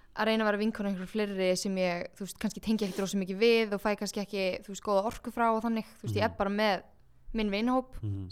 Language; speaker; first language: Icelandic; native; Icelandic